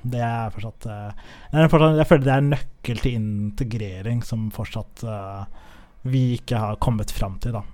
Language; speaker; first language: Norwegian; early bilingual, other home language; Somali